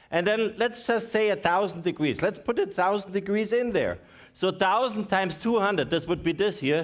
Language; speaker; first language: English; non-native, fluent; German